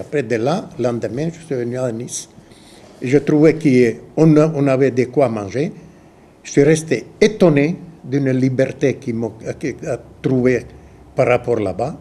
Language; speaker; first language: French; non-native, fluent; Croatian